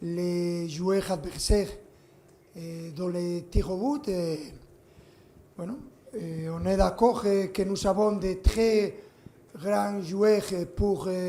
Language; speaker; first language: French; non-native, fluent; Spanish